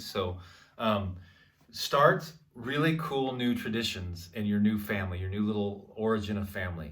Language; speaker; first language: English; native; English